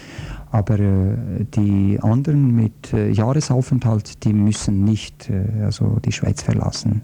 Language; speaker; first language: German; non-native, fluent; Croatian